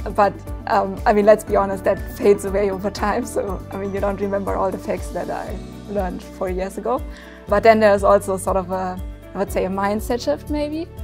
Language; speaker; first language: English; non-native, fluent; German